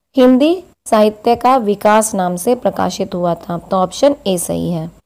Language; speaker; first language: Hindi; native; Hindi